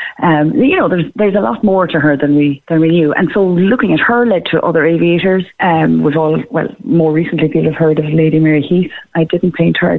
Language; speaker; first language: English; native; English